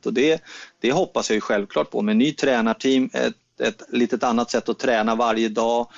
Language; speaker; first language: Swedish; native; Swedish